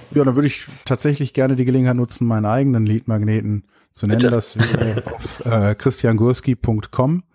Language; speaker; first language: German; native; German